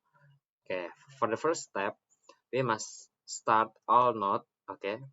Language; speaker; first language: English; non-native, learner; Indonesian